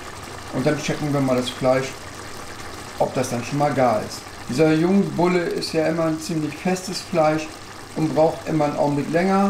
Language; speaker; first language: German; native; German